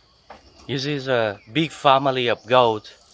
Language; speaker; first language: English; non-native, learner; Vietnamese